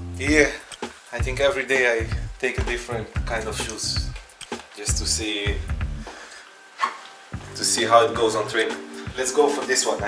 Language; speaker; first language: English; non-native, learner; Portuguese